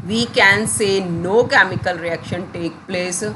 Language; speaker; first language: English; non-native, local second language; Punjabi